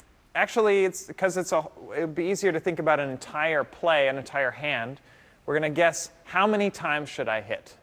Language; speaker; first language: English; native; English